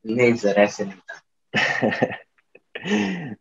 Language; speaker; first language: Hindi; native; Hindi